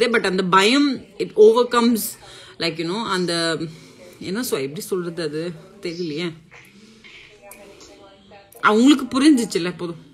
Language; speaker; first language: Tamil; non-native, local second language; Assamese